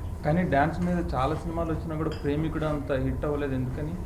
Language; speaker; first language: Telugu; native; Telugu